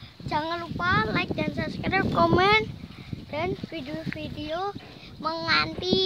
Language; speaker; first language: Indonesian; non-native, local second language; Javanese